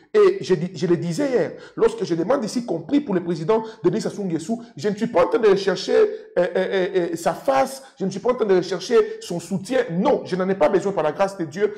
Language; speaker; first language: French; non-native, local second language; Lingala